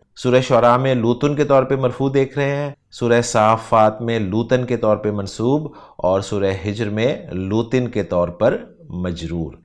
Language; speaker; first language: Urdu; native; Urdu